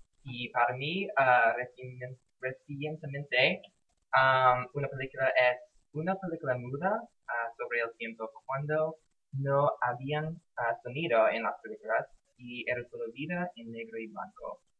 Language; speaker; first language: Spanish; non-native, learner; English